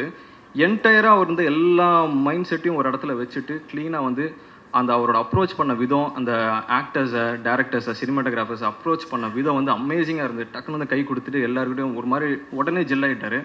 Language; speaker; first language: Tamil; native; Tamil